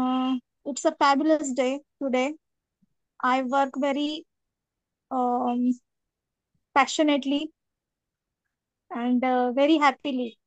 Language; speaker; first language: English; non-native, learner; Marathi